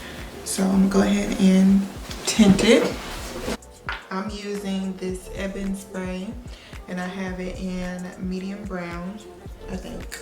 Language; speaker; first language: English; native; English